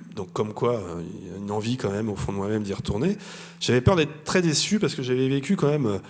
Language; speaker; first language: French; native; French